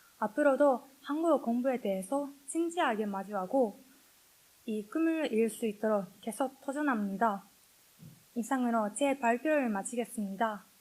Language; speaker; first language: Korean; non-native, learner; Japanese